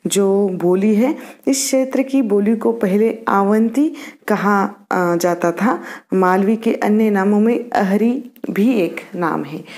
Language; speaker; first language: Hindi; non-native, local second language; Marathi